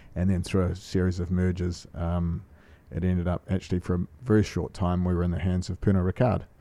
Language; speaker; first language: English; native; English